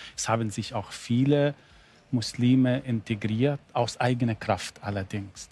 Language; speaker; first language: German; non-native, fluent; Arabic